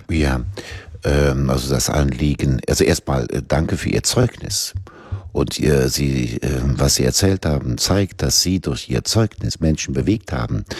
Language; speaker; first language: German; native; German